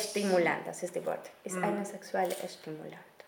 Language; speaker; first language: German; non-native, learner; Spanish